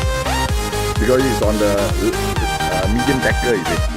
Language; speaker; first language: English; non-native, learner; Thai